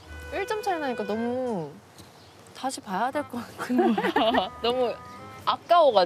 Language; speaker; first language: Korean; native; Korean